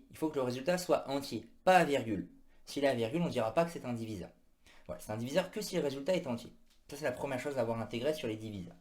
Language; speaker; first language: French; native; French